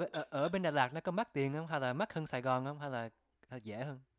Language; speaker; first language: Vietnamese; early bilingual, heritage; Vietnamese